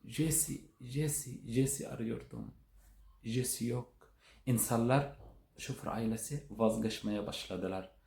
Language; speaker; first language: Turkish; non-native, learner; Arabic